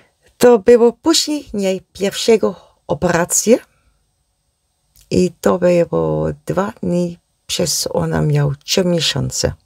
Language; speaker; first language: Polish; non-native, learner; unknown